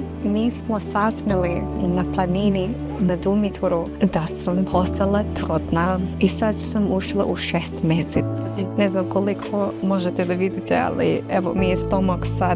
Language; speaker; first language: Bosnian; non-native, fluent; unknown